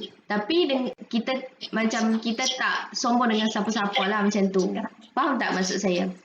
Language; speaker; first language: Malay; native; Malay